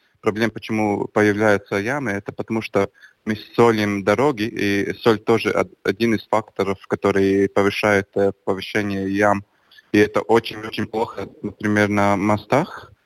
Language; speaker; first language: Russian; non-native, local second language; Latvian